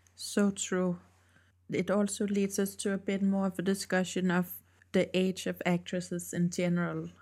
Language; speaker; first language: English; non-native, fluent; Danish